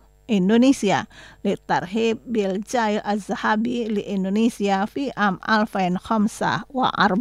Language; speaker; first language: Arabic; non-native, fluent; Indonesian